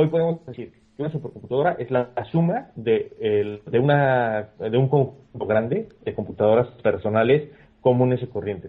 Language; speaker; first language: Spanish; native; Spanish